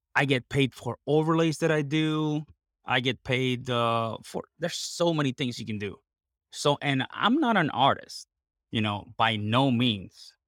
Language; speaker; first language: English; non-native, fluent; Spanish